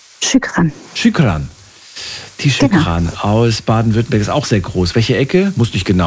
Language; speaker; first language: German; native; German